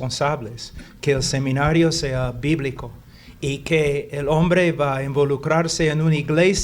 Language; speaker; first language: Spanish; non-native, fluent; English